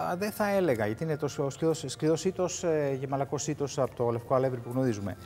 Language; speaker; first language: Greek; non-native, fluent; Italian